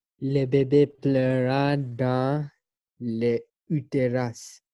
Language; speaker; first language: French; non-native, learner; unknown